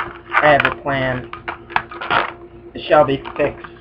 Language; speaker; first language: English; native; English